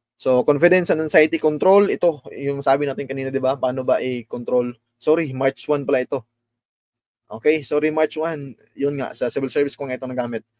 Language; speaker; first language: Filipino; non-native, local second language; Cebuano